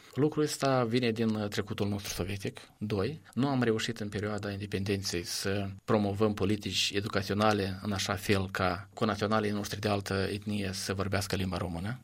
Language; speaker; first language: Romanian; native; Romanian